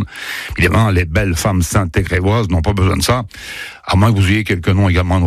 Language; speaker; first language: French; native; French